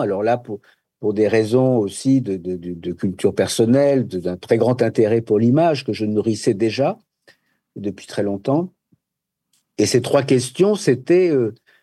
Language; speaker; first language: French; native; French